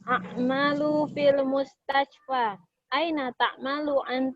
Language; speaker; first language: Arabic; non-native, learner; Indonesian